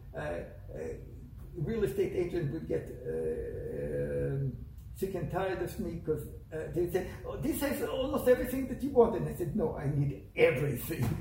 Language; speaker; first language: English; non-native, fluent; Hebrew